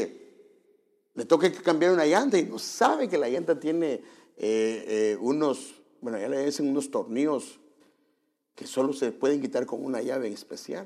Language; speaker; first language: Spanish; native; Spanish